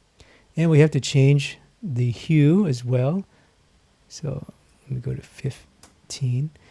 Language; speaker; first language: English; native; English